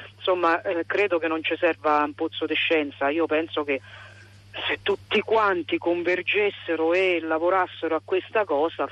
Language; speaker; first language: Italian; native; Italian